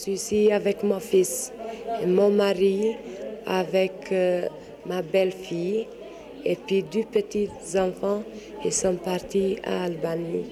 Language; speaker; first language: French; non-native, learner; Albanian